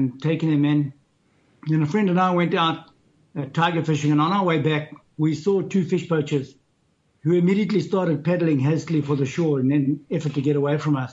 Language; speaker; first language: English; native; English